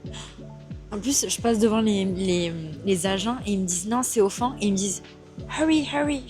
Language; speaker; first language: French; native; French